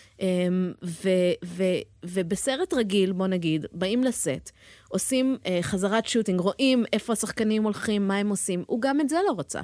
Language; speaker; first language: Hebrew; early bilingual, heritage; Hebrew